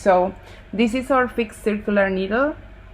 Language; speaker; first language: English; non-native, fluent; Spanish